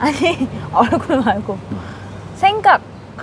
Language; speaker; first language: Korean; non-native, learner; Vietnamese